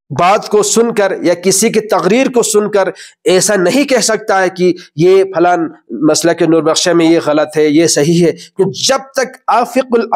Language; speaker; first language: Urdu; non-native, local second language; Balti